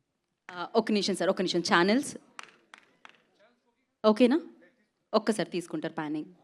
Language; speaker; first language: Telugu; native; Telugu